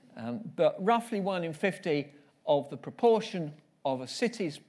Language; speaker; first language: English; native; English